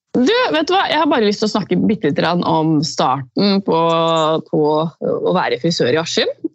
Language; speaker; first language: Norwegian; native; Norwegian